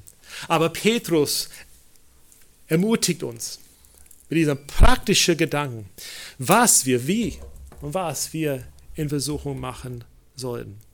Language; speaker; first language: German; non-native, fluent; English